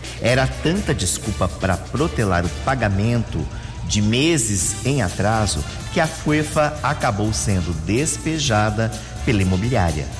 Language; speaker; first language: Portuguese; native; Portuguese